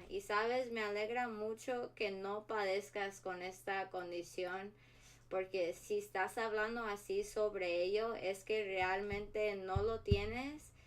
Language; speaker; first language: Spanish; early bilingual, heritage; Spanish